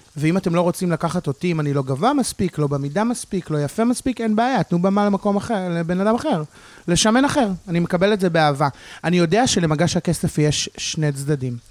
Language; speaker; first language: Hebrew; native; Hebrew